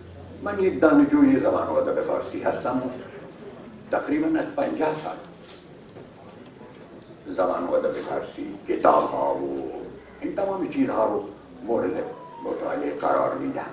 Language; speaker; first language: Persian; non-native, fluent; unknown